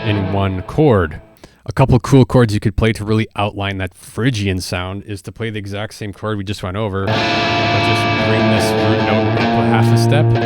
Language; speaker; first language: English; native; English